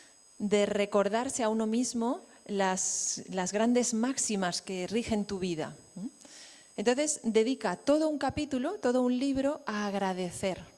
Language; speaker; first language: Spanish; native; Spanish